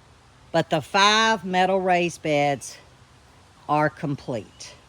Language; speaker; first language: English; native; English